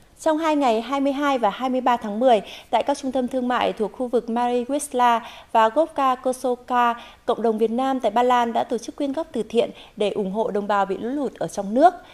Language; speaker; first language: Vietnamese; native; Vietnamese